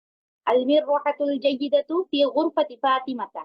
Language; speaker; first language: Arabic; non-native, learner; Bangla